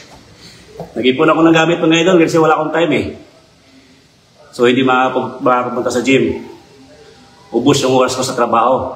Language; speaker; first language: Filipino; native; Filipino